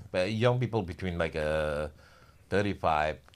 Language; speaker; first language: English; non-native, learner; Indonesian